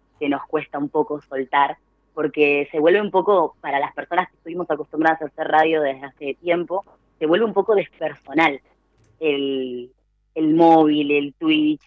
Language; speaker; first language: Spanish; native; Spanish